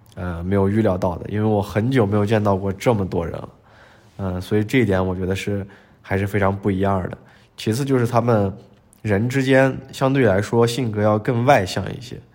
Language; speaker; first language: Chinese; native; Chinese